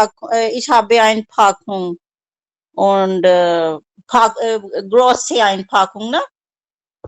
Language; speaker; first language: German; non-native, learner; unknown